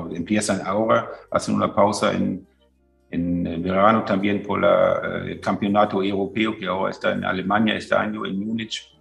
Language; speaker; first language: Spanish; non-native, fluent; German